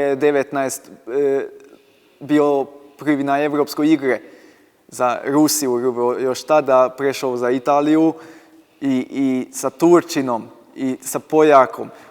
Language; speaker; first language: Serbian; non-native, local second language; Hungarian